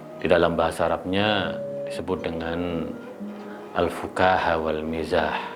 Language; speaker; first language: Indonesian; non-native, local second language; Madurese